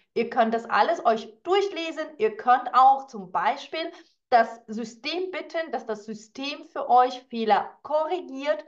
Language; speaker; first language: German; non-native, fluent; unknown